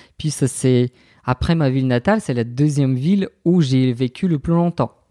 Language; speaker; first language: French; non-native, fluent; Bulgarian